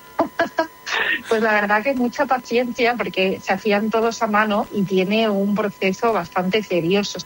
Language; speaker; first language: Spanish; native; Spanish